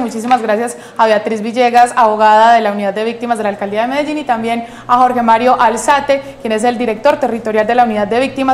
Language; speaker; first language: Spanish; native; Spanish